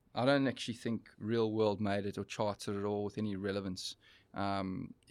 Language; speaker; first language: English; native; English